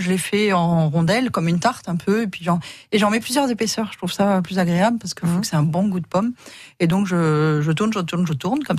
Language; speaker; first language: French; native; French